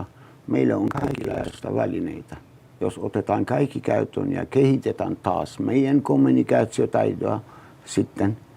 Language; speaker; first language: Finnish; non-native, learner; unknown